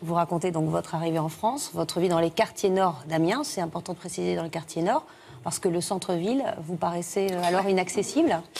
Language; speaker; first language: French; native; French